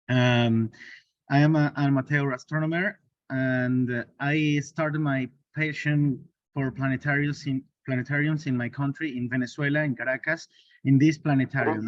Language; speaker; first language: English; non-native, learner; Spanish